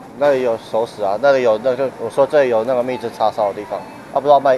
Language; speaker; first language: Chinese; native; Chinese